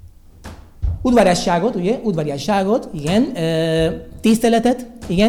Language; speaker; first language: Hungarian; non-native, learner; Spanish